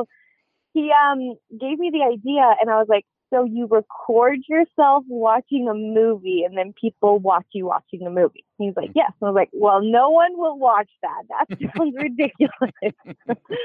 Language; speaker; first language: English; native; English